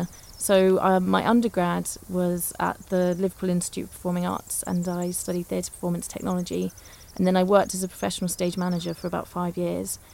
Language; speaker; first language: English; native; English